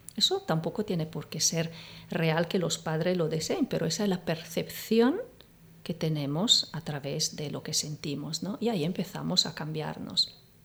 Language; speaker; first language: Spanish; non-native, fluent; Italian